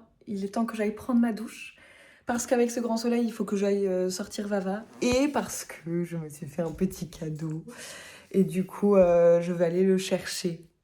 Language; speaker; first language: French; native; French